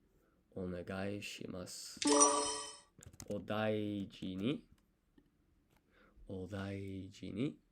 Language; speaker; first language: Japanese; non-native, learner; English